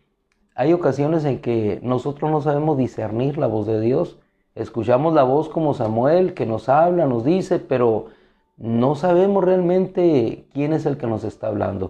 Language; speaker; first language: Spanish; native; Spanish